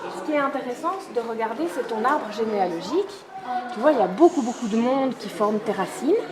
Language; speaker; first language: French; native; French